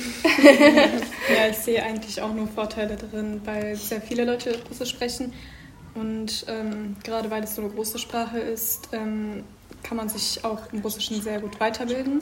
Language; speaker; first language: German; early bilingual, other home language; Russian